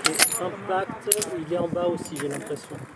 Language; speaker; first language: French; native; French